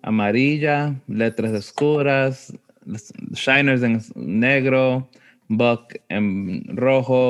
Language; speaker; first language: Spanish; early bilingual, heritage; Spanish